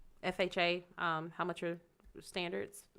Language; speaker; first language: English; native; English